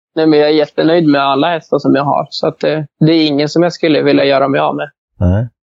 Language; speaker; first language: Swedish; native; Swedish